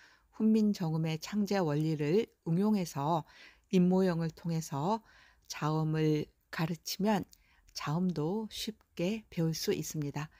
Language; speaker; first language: Korean; native; Korean